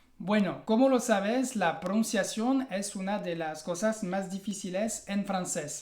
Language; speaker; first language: Spanish; non-native, fluent; French